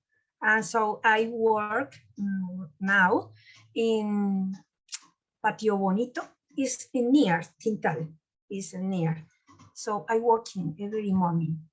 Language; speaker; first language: English; non-native, learner; Spanish